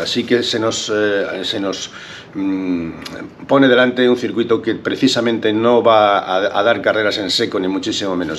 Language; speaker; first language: Spanish; native; Spanish